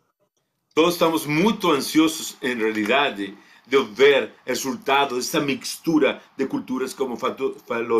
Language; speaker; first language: Portuguese; non-native, fluent; Spanish